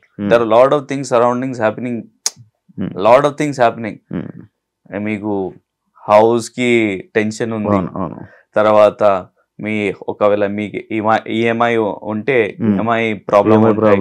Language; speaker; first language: Telugu; non-native, learner; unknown